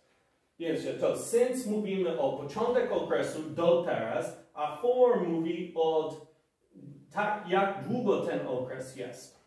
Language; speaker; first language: Polish; non-native, fluent; English